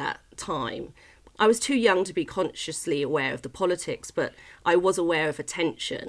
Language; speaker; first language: English; native; English